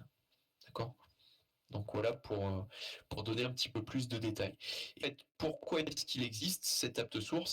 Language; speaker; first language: French; native; French